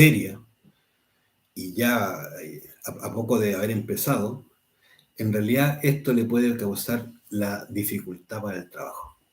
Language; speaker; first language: Spanish; native; Spanish